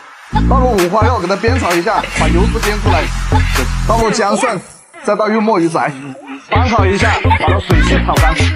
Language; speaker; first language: Chinese; native; Chinese